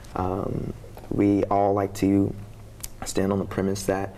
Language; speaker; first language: English; native; English